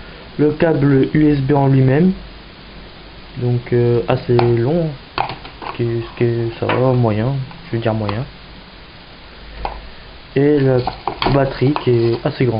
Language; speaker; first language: French; native; French